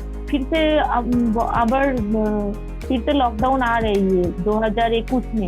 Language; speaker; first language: Hindi; non-native, local second language; Bangla